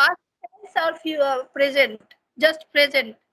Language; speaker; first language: English; non-native, learner; Hindi